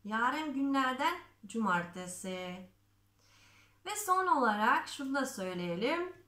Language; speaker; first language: Turkish; non-native, fluent; Macedonian